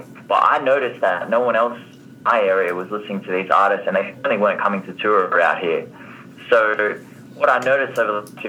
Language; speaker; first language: English; native; English